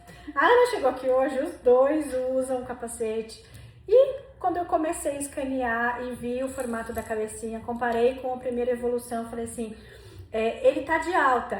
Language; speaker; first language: Portuguese; native; Portuguese